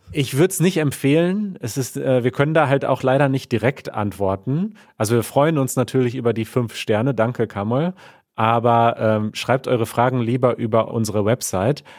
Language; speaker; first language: German; native; German